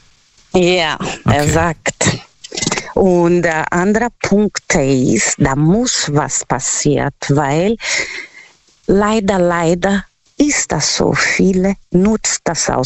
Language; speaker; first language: German; non-native, learner; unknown